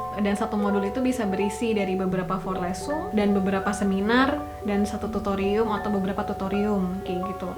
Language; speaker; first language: Indonesian; native; Indonesian